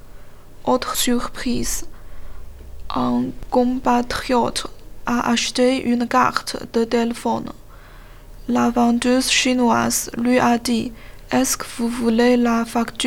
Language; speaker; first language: French; non-native, learner; Chinese